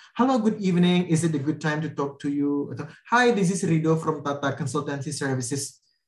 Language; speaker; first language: English; non-native, fluent; Indonesian